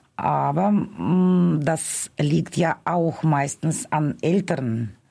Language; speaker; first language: German; non-native, fluent; Russian